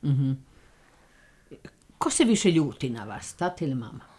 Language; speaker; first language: Serbian; native; Serbian